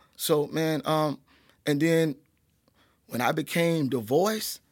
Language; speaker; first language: English; native; English